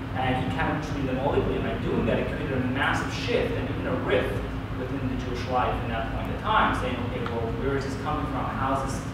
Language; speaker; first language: English; native; English